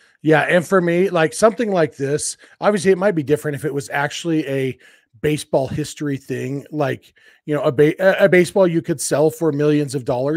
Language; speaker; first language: English; native; English